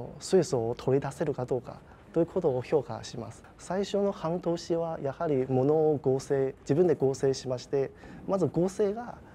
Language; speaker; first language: Japanese; non-native, fluent; Chinese